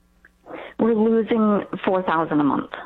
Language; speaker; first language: English; native; English